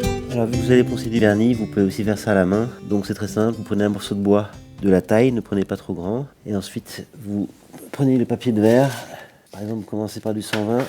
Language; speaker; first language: French; native; French